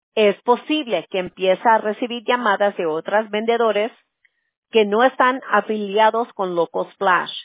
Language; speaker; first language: Spanish; early bilingual, heritage; Spanish